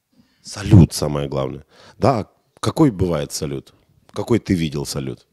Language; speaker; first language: Russian; native; Russian